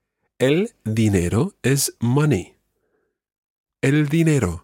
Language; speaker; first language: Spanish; non-native, fluent; English